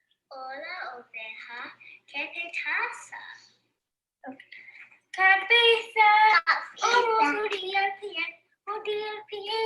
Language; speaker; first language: Spanish; non-native, learner; English